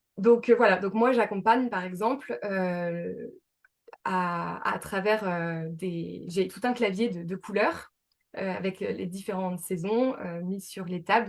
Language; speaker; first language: French; native; French